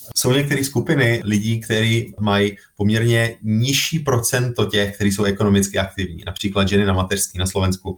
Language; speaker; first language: Czech; native; Czech